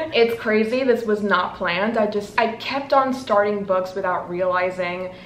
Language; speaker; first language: English; non-native, fluent; Spanish